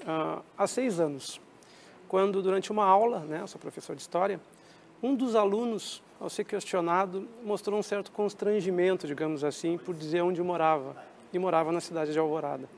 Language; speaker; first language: Portuguese; native; Portuguese